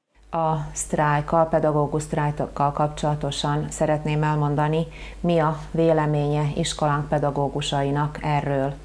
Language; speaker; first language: Hungarian; native; Hungarian